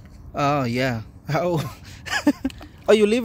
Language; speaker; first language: English; non-native, fluent; Bangla